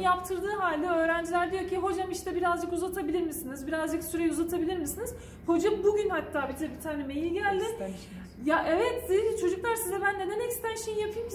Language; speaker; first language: Turkish; native; Turkish